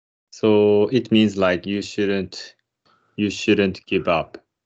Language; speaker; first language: English; non-native, fluent; Japanese